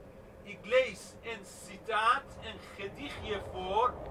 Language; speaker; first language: Dutch; non-native, fluent; Persian